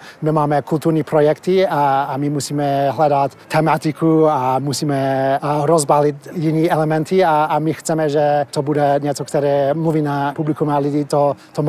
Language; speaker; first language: Czech; early bilingual, heritage; Czech